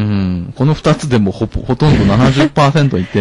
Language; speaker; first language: Japanese; native; Japanese